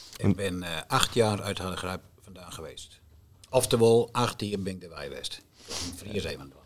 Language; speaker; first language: Dutch; non-native, local second language; Western Frisian